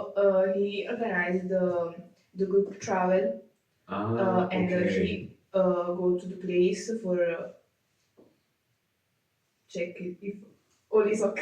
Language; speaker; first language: English; non-native, learner; Italian